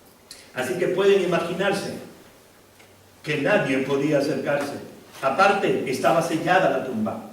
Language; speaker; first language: Spanish; native; Spanish